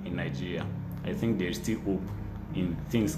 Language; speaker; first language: English; non-native, local second language; Yoruba